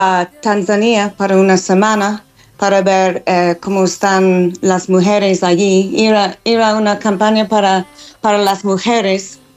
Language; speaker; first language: Spanish; non-native, fluent; English